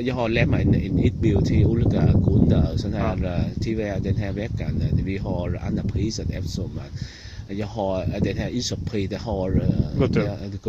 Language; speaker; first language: Swedish; non-native, learner; Vietnamese